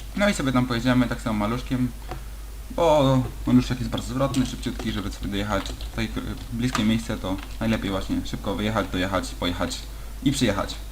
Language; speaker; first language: Polish; native; Polish